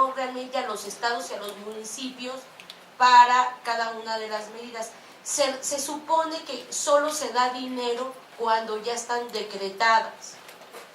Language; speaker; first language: Spanish; native; Spanish